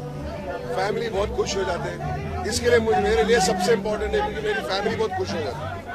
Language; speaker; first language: Hindi; native; Hindi